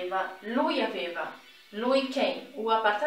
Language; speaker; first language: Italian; non-native, fluent; Portuguese